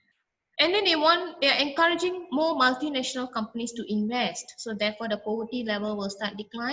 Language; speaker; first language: English; non-native, local second language; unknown